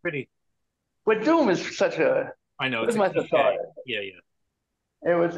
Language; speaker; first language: English; native; English